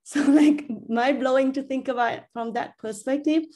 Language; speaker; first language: English; non-native, fluent; Vietnamese